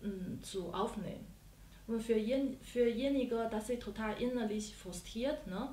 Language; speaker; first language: German; non-native, learner; Chinese